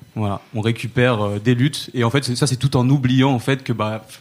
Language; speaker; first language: French; native; French